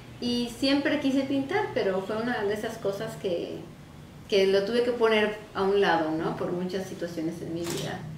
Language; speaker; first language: Spanish; native; Spanish